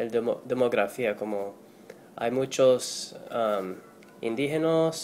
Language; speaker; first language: Spanish; non-native, learner; English